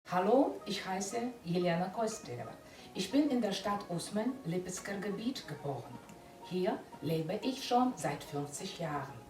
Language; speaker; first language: German; non-native, fluent; Russian